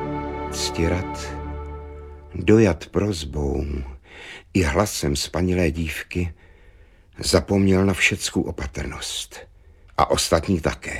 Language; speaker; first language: Czech; native; Czech